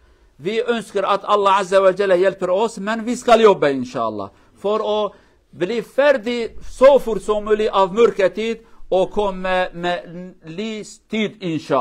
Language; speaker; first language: Norwegian; non-native, learner; Kurdish